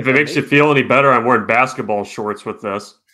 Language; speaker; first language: English; native; English